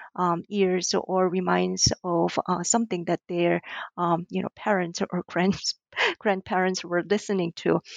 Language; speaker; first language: English; non-native, fluent; Korean